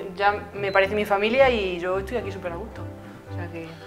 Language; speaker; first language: Spanish; native; Spanish